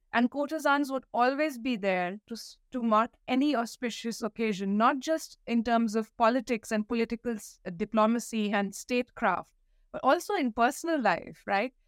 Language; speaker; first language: English; non-native, local second language; Hindi